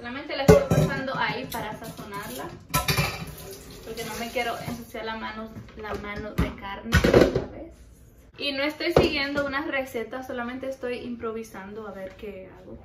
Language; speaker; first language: Spanish; early bilingual, heritage; Spanish